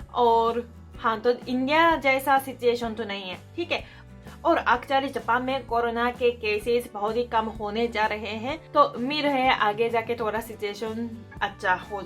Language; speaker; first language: Hindi; non-native, fluent; Japanese